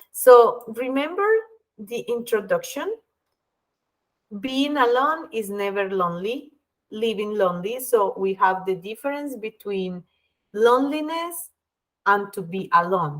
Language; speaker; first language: English; non-native, fluent; Spanish